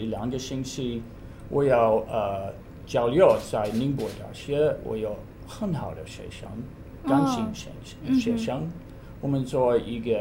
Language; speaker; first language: Chinese; non-native, learner; English